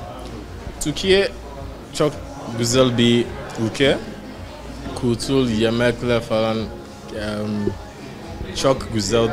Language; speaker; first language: Turkish; non-native, learner; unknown